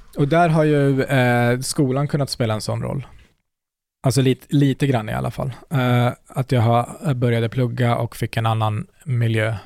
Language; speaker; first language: Swedish; early bilingual, other home language; Kurdish